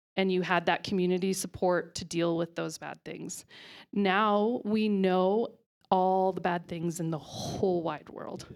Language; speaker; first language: English; native; English